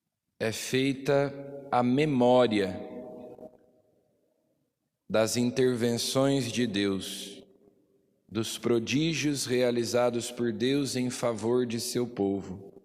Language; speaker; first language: Portuguese; native; Portuguese